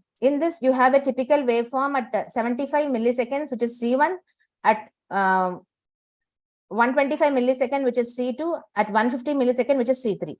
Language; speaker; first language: English; non-native, local second language; Tamil